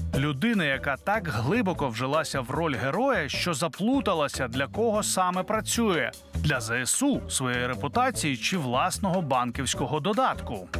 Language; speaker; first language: Ukrainian; native; Ukrainian